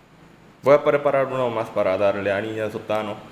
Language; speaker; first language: Spanish; non-native, learner; Korean